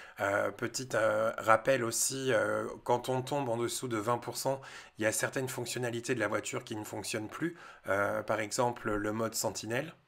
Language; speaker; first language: French; native; French